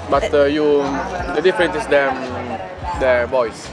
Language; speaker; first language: English; non-native, learner; Italian